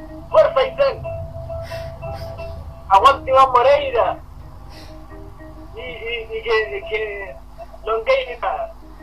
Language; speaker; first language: Spanish; native; Spanish